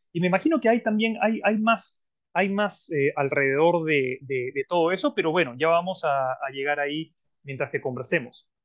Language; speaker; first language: Spanish; native; Spanish